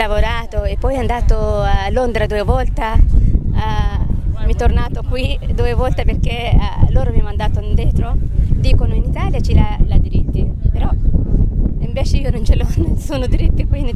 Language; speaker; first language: Italian; non-native, learner; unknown